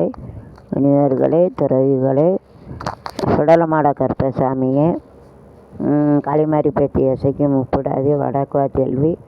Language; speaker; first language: Tamil; native; Tamil